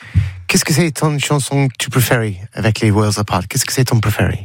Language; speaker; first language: French; non-native, learner; English